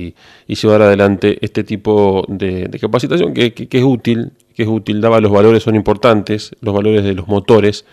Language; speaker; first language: Spanish; native; Spanish